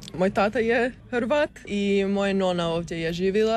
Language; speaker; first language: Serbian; early bilingual, heritage; English